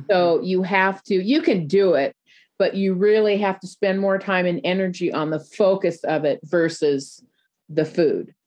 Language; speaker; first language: English; native; English